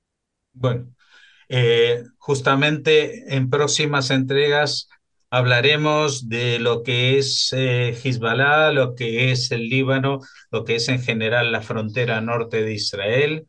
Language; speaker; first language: Spanish; native; Spanish